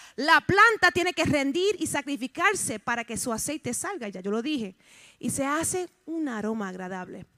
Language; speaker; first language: Spanish; early bilingual, heritage; Spanish